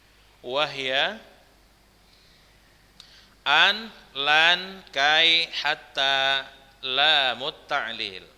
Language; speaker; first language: Arabic; non-native, fluent; Indonesian